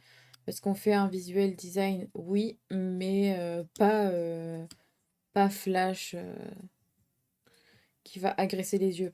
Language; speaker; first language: French; native; French